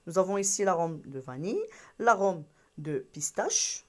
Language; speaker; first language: French; non-native, local second language; Arabic